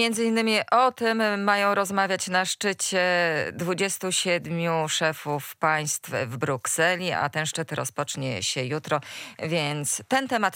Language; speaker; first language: Polish; native; Polish